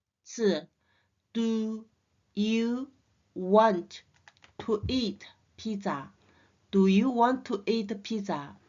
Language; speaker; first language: English; non-native, learner; Chinese